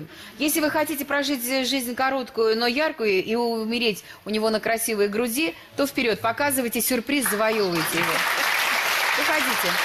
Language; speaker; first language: Russian; native; Russian